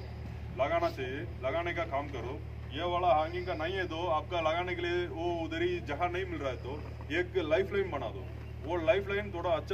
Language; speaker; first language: Hindi; non-native, local second language; Tamil